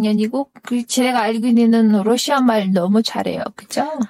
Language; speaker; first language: Korean; non-native, fluent; Kyrgyz